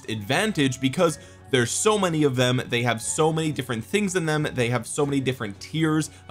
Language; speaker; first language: English; native; English